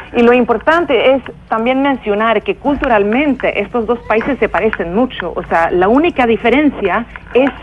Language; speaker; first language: Spanish; non-native, fluent; Swedish